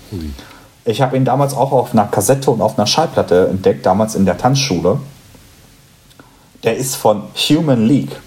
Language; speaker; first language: German; native; German